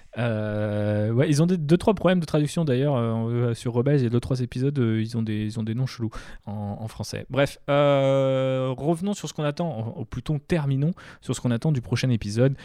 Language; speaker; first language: French; native; French